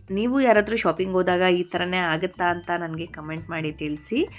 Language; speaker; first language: Kannada; native; Kannada